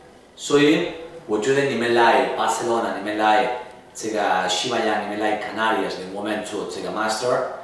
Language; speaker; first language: Chinese; non-native, fluent; Spanish